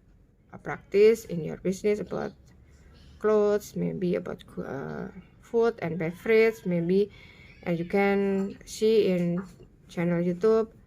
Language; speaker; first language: English; non-native, learner; Indonesian